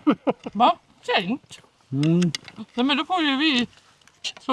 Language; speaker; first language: Swedish; native; Swedish